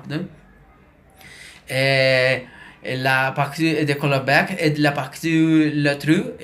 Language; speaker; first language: French; non-native, learner; Spanish